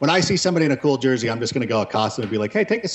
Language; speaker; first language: English; native; English